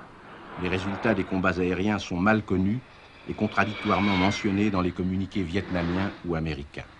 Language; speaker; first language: French; native; French